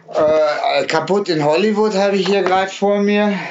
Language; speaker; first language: German; native; German